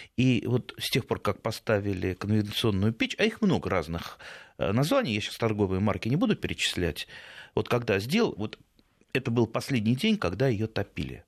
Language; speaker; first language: Russian; native; Russian